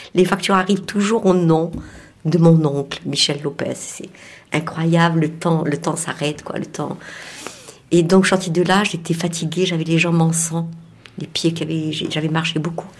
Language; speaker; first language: French; native; French